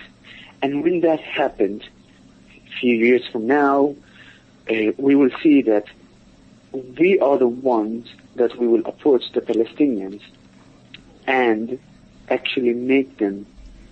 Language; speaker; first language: English; non-native, fluent; Arabic